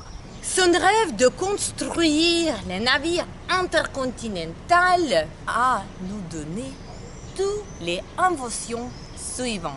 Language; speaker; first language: French; non-native, learner; Ukrainian